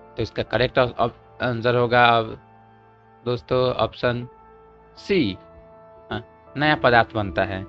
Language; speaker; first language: Hindi; native; Hindi